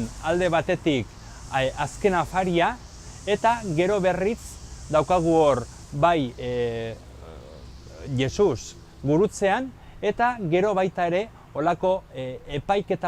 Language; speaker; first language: Basque; native; Basque